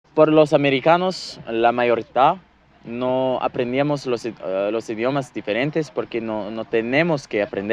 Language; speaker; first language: Spanish; non-native, fluent; English